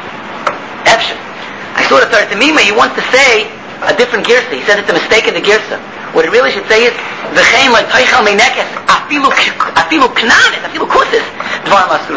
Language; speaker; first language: English; native; English